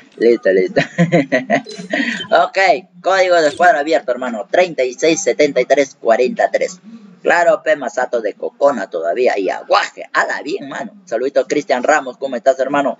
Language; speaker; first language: Spanish; native; Spanish